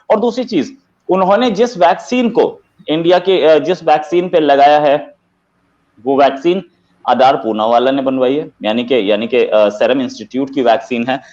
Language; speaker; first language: Hindi; native; Hindi